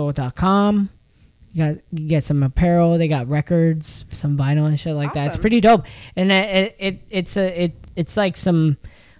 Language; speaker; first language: English; early bilingual, other home language; Spanish